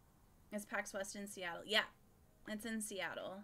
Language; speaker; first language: English; native; English